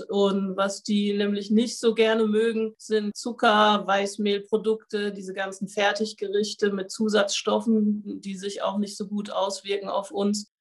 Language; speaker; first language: German; native; German